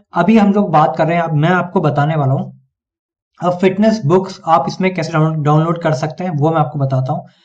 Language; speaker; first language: Hindi; native; Hindi